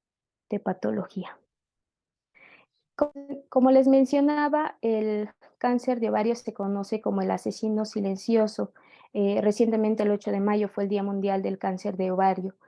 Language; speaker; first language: Spanish; native; Spanish